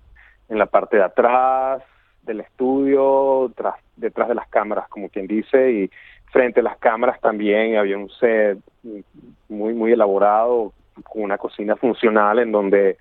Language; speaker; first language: Spanish; native; Spanish